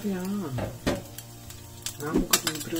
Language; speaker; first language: Spanish; native; Spanish